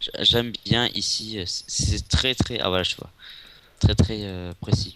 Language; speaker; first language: French; native; French